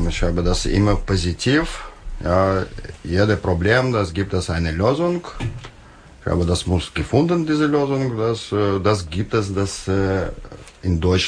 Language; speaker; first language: German; non-native, learner; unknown